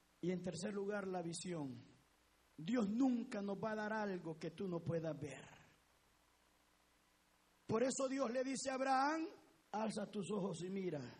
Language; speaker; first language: Spanish; native; Spanish